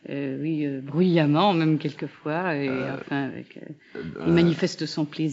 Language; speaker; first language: French; native; French